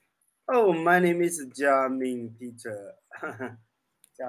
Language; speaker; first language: English; non-native, learner; Chinese